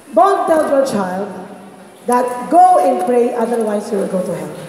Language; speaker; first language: English; non-native, local second language; Filipino